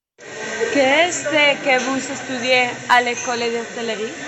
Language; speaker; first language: French; non-native, learner; Spanish